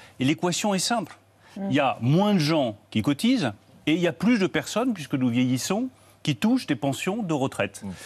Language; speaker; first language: French; native; French